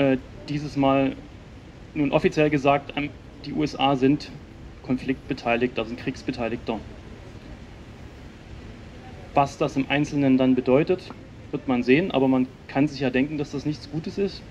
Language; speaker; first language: German; native; German